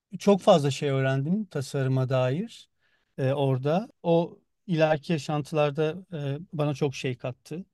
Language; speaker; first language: Turkish; native; Turkish